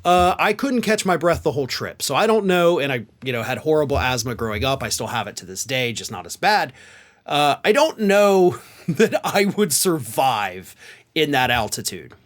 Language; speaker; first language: English; native; English